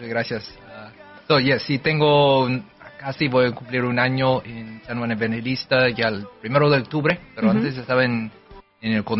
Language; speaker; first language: Spanish; non-native, fluent; English